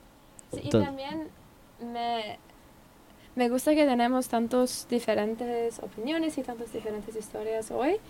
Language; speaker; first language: Spanish; non-native, learner; English